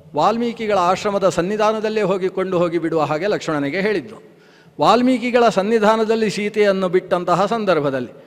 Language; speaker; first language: Kannada; non-native, local second language; Tulu